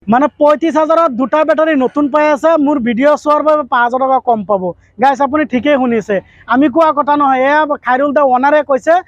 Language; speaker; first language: Assamese; non-native, local second language; Bangla